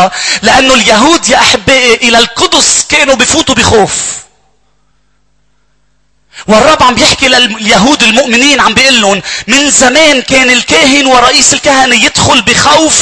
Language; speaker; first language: Arabic; native; Arabic